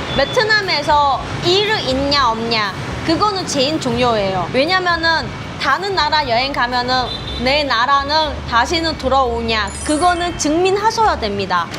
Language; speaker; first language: Korean; non-native, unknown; Vietnamese